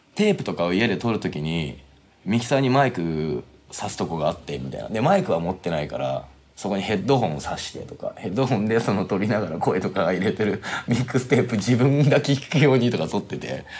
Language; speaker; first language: Japanese; native; Japanese